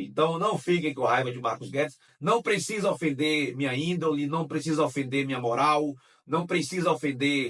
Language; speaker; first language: Portuguese; native; Portuguese